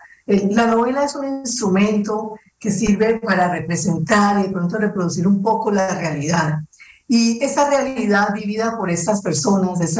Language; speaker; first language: Spanish; native; Spanish